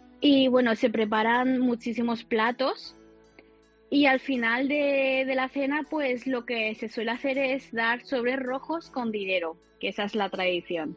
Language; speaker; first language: Spanish; early bilingual, other home language; Wu Chinese